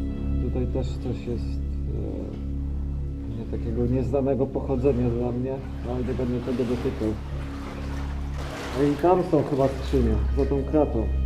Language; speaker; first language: Polish; native; Polish